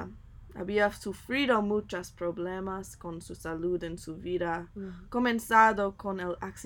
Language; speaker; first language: Spanish; non-native, learner; English